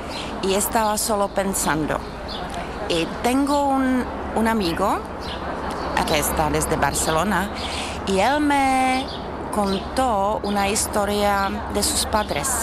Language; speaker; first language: Spanish; non-native, fluent; Czech